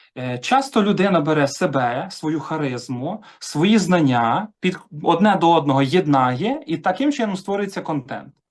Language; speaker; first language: Ukrainian; native; Ukrainian